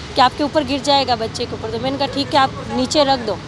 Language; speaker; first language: Hindi; native; Hindi